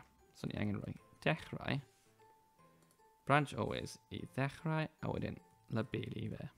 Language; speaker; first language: Welsh; native; Welsh